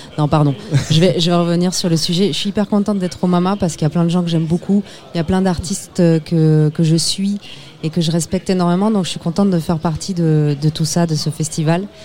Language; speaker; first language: French; early bilingual, other home language; Spanish